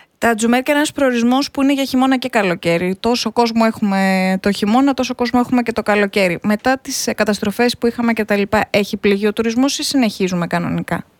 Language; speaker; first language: Greek; native; Greek